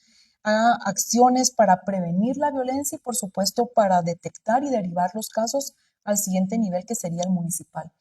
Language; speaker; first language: Spanish; native; Spanish